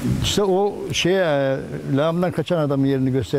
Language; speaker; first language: Turkish; native; Turkish